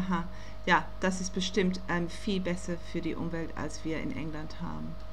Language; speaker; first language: German; non-native, learner; English